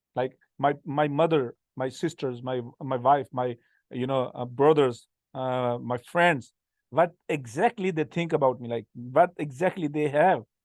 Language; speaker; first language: English; non-native, local second language; Urdu